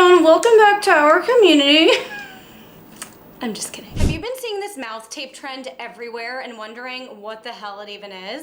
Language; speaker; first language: English; native; English